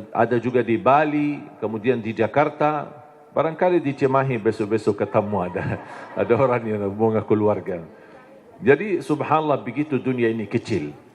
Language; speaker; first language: Indonesian; non-native, fluent; Arabic